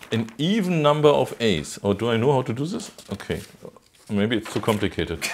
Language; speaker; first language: English; non-native, fluent; German